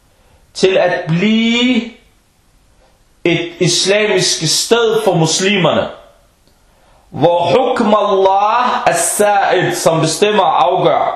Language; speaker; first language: Danish; non-native, local second language; Arabic